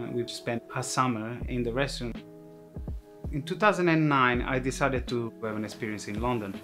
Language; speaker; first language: English; non-native, fluent; Italian